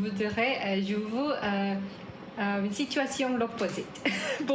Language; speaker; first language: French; non-native, learner; Korean